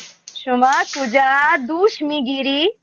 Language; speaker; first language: Persian; non-native, learner; Urdu